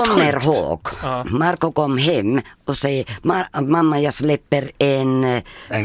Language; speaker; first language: Swedish; non-native, fluent; Finnish